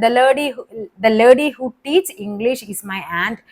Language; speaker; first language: English; non-native, local second language; Malayalam